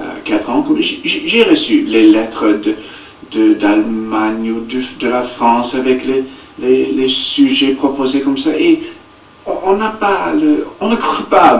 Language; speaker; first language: French; non-native, learner; English